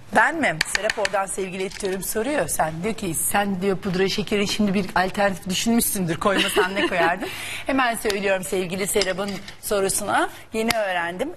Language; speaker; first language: Turkish; native; Turkish